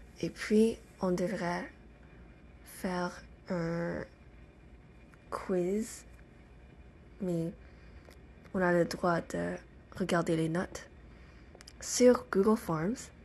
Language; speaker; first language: French; non-native, learner; English